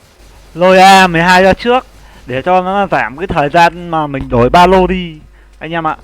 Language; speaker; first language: Vietnamese; native; Vietnamese